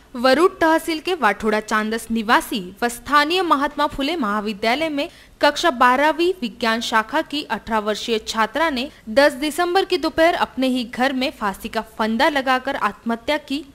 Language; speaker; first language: Hindi; non-native, local second language; Marathi